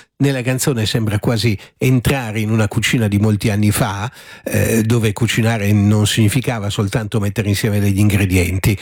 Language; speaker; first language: Italian; native; Italian